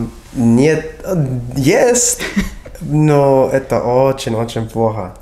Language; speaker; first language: Russian; non-native, learner; English